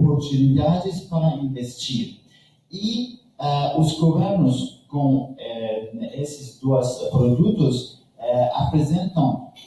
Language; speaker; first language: Portuguese; non-native, learner; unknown